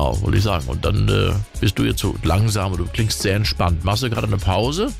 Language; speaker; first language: German; native; German